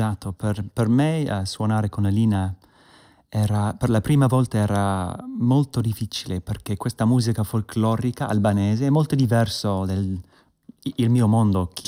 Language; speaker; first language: Italian; non-native, learner; English